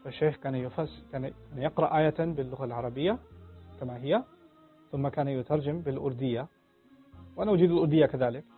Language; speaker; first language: Arabic; non-native, fluent; Urdu